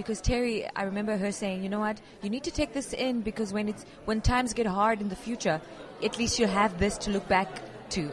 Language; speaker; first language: English; non-native, local second language; Venda